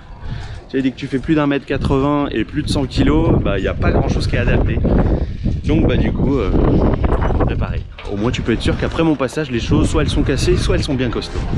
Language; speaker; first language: French; native; French